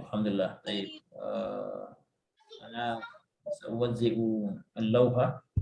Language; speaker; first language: Arabic; non-native, fluent; Indonesian